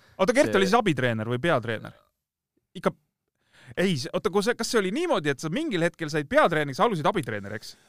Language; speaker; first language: Estonian; native; Estonian